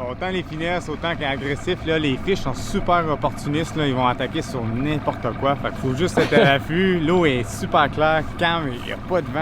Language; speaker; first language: French; native; French